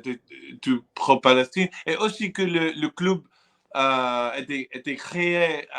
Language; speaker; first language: French; non-native, fluent; English